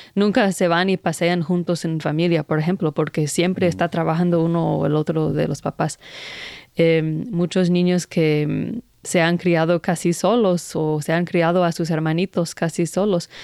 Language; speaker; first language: Spanish; non-native, fluent; English